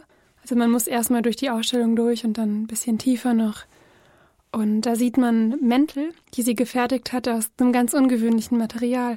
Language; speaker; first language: German; native; German